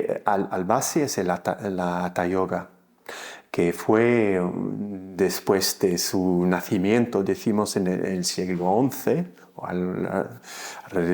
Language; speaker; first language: Spanish; non-native, fluent; English